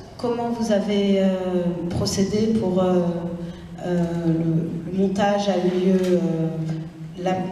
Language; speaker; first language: French; native; French